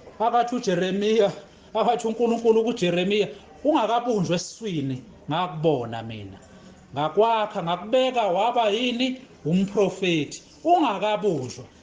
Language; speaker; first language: Zulu; native; Zulu